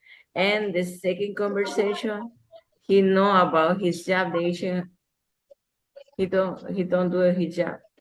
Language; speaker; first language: English; non-native, learner; Spanish